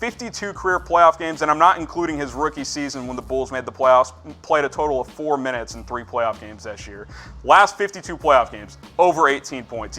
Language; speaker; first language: English; native; English